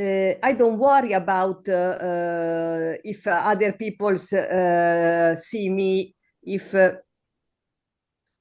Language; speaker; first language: English; non-native, learner; Italian